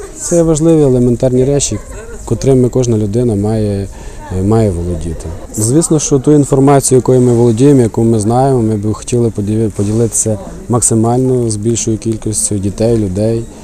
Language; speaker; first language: Ukrainian; native; Ukrainian